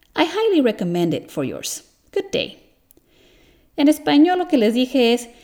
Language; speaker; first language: Spanish; early bilingual, heritage; Spanish